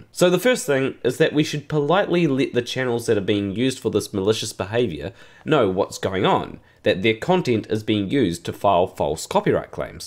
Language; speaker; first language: English; native; English